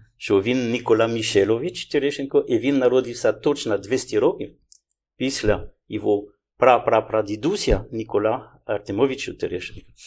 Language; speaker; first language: Ukrainian; non-native, learner; French